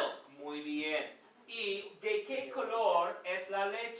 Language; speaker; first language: Spanish; non-native, fluent; English